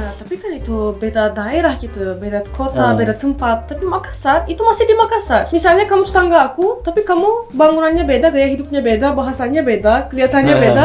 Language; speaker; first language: Indonesian; non-native, fluent; Turkish